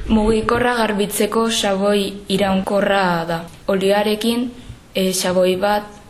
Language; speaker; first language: Basque; non-native, local second language; Spanish